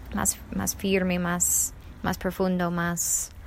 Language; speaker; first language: Spanish; non-native, fluent; English